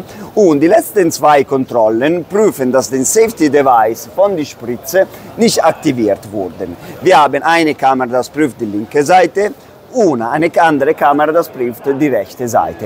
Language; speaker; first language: German; non-native, fluent; Italian